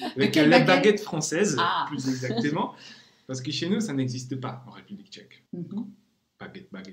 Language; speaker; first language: French; non-native, fluent; Czech